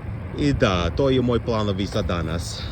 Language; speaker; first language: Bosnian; non-native, learner; English